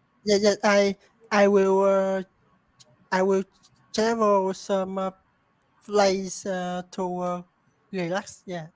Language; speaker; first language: English; non-native, learner; Vietnamese